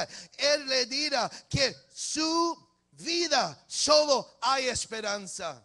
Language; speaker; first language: Spanish; early bilingual, heritage; English